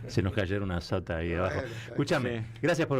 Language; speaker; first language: Spanish; native; Spanish